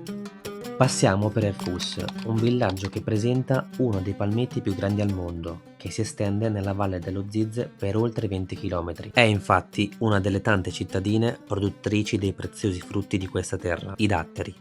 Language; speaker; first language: Italian; early bilingual, other home language; Arabic